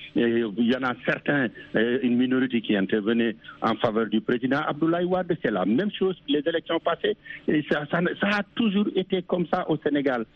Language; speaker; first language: French; non-native, local second language; Wolof